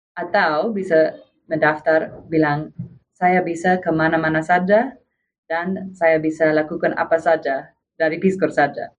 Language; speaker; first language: Indonesian; non-native, fluent; English